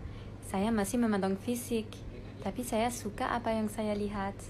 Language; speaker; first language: Indonesian; non-native, learner; French